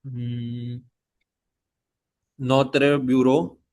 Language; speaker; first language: French; non-native, learner; Hindi